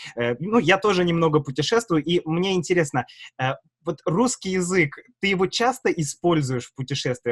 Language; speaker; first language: Russian; native; Russian